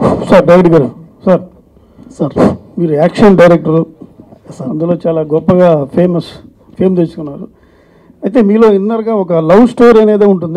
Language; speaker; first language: Telugu; native; Telugu